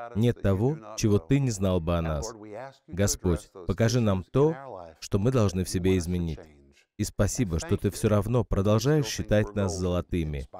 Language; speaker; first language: Russian; non-native, fluent; English